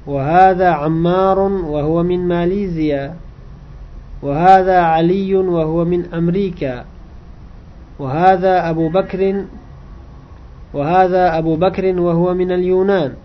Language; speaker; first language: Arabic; non-native, fluent; Uzbek